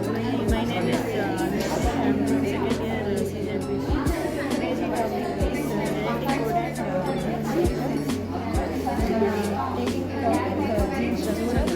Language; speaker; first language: English; non-native, local second language; Kannada